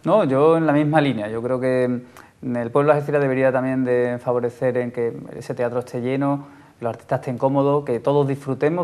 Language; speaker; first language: Spanish; native; Spanish